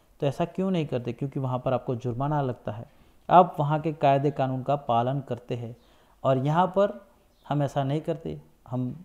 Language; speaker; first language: Hindi; non-native, local second language; Gujarati